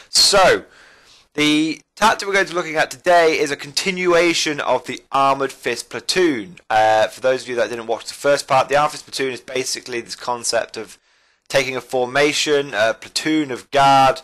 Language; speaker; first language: English; native; English